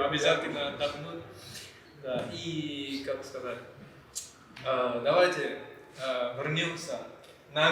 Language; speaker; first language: Russian; non-native, learner; Malay